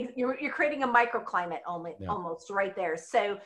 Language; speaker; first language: English; native; English